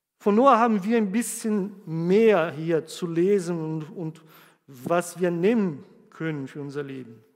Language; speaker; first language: German; non-native, fluent; Portuguese